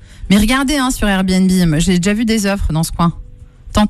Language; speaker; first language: French; native; French